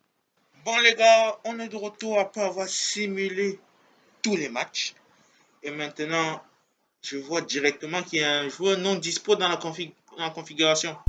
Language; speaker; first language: French; native; French